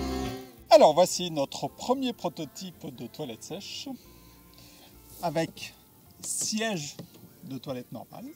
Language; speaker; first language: French; native; French